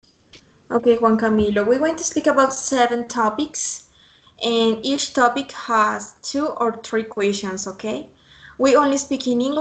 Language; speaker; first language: English; non-native, fluent; Spanish